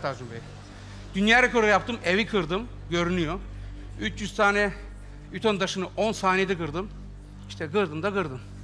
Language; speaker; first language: Turkish; native; Turkish